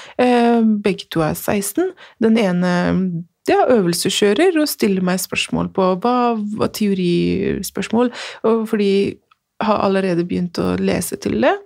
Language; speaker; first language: Norwegian; non-native, fluent; Persian